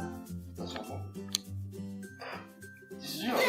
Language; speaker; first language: French; native; French